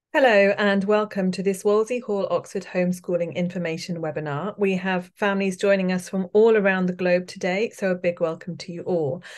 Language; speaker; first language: English; native; English